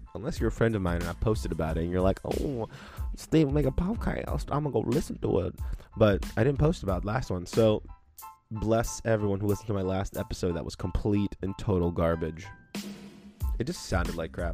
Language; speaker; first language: English; native; English